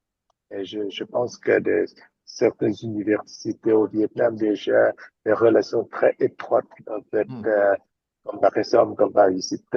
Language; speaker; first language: French; non-native, fluent; Vietnamese